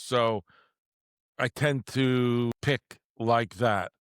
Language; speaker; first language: English; native; English